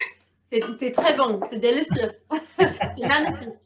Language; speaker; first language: French; non-native, learner; English